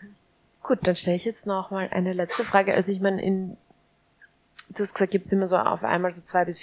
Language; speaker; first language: German; native; German